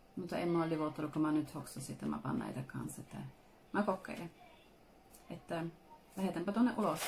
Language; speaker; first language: Finnish; early bilingual, heritage; Finnish